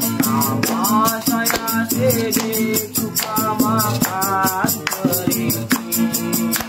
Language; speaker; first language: Indonesian; non-native, local second language; Sundanese